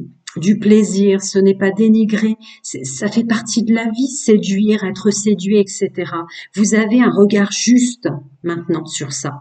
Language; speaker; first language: French; native; French